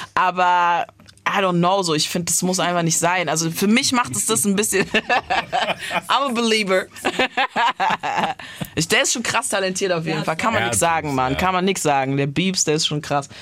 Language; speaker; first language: German; native; German